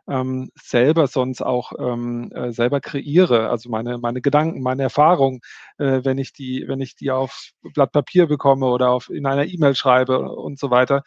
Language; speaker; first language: German; native; German